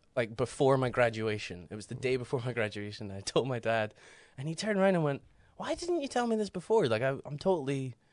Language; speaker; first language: English; native; English